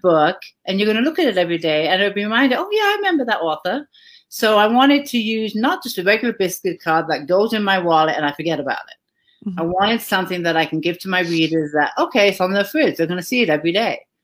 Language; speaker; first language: English; native; English